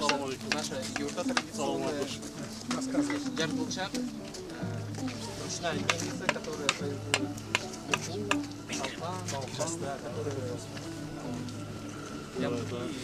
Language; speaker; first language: Russian; non-native, local second language; Kyrgyz